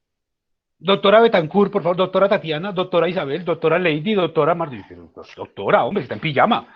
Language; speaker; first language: Spanish; native; Spanish